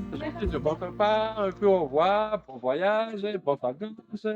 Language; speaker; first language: French; non-native, local second language; Malagasy